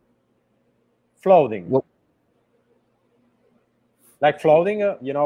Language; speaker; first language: English; non-native, fluent; Italian